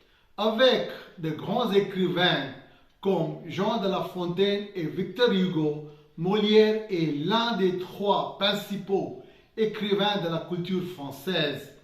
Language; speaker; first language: French; non-native, fluent; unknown